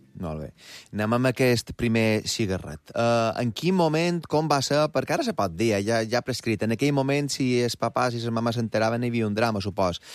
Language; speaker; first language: Catalan; native; Catalan